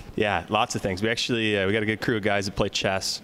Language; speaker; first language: English; native; English